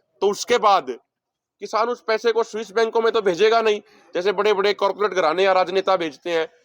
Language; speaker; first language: Hindi; native; Hindi